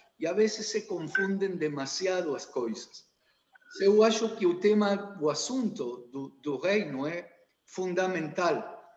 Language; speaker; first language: Portuguese; non-native, learner; Spanish